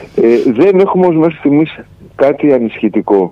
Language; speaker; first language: Greek; native; Greek